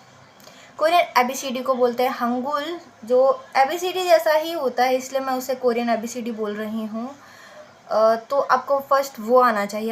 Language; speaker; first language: Hindi; native; Hindi